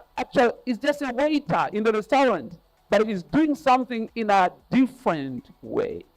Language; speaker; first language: English; non-native, local second language; Swahili